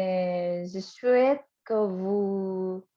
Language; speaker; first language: French; non-native, fluent; Indonesian